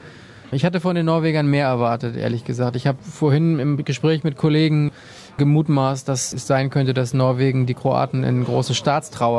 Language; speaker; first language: German; native; German